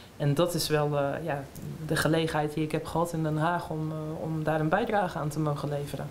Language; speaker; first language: Dutch; native; Dutch